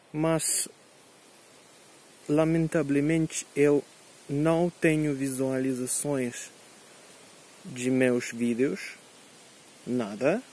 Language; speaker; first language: Portuguese; non-native, learner; Spanish